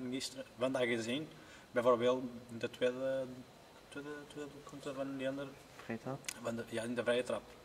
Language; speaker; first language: Dutch; non-native, learner; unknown